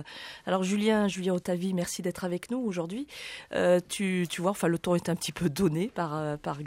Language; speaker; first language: French; native; French